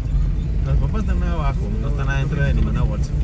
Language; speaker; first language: Spanish; native; Spanish